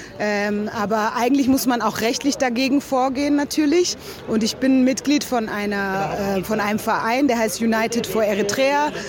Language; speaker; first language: German; native; German